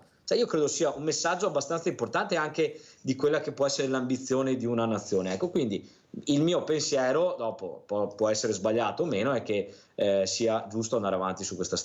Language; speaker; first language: Italian; native; Italian